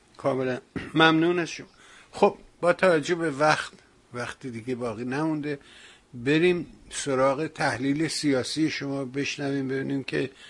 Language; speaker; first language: Persian; native; Persian